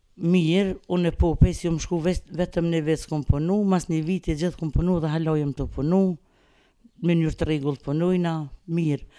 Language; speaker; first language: Albanian; native; Albanian